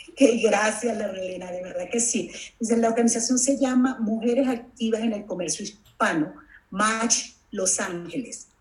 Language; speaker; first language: Spanish; native; Spanish